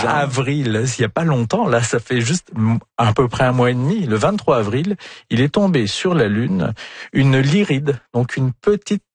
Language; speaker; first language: French; native; French